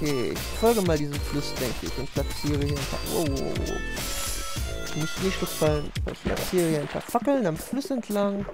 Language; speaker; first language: German; native; German